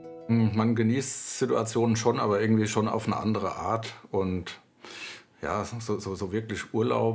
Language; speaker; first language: German; native; German